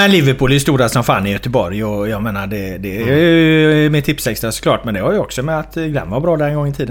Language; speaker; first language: Swedish; native; Swedish